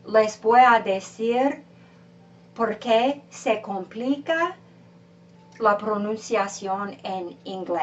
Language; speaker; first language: Spanish; non-native, fluent; English